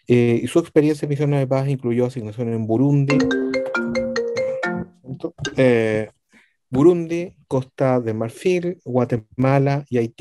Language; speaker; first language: Spanish; native; Spanish